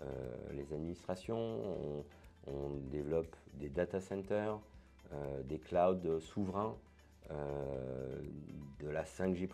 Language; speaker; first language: French; native; French